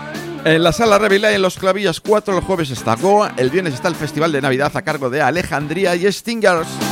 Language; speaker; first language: Spanish; native; Spanish